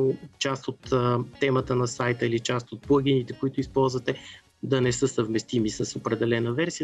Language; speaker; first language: Bulgarian; native; Bulgarian